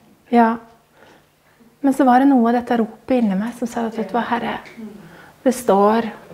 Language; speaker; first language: Norwegian; native; Norwegian